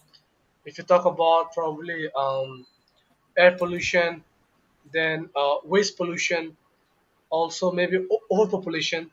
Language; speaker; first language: English; non-native, local second language; Bangla